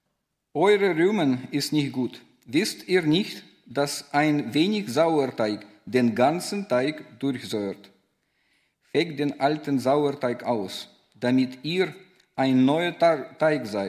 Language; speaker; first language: German; non-native, fluent; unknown